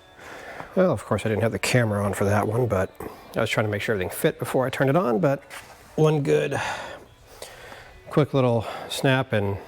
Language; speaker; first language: English; native; English